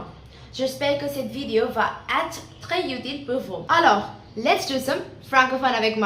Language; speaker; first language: French; non-native, learner; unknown